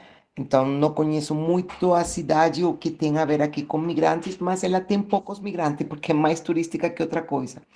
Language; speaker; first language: Portuguese; non-native, fluent; Spanish